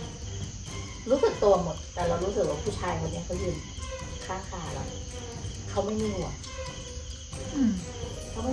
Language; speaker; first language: Thai; native; Thai